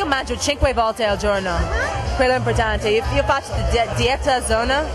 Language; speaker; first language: Italian; non-native, fluent; English